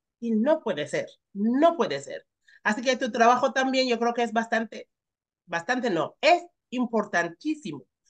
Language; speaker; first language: Spanish; non-native, fluent; English